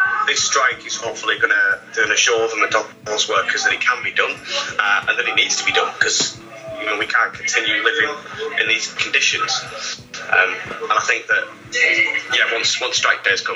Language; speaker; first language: English; native; English